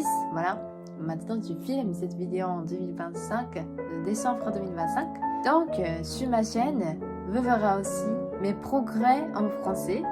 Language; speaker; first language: French; non-native, fluent; Japanese